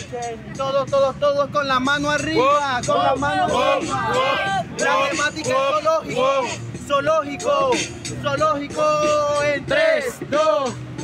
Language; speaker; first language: Spanish; native; Spanish